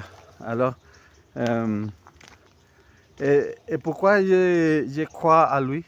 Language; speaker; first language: French; non-native, fluent; Spanish